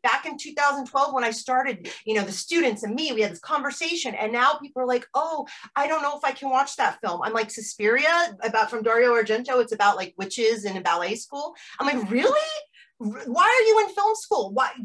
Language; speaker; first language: English; native; English